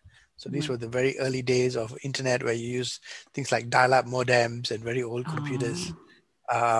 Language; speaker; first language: English; non-native, local second language; Tamil